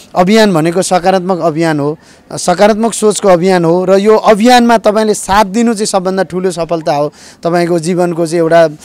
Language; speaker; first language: Nepali; native; Nepali